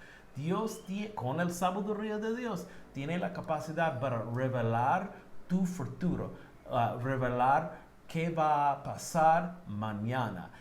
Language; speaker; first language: Spanish; non-native, learner; English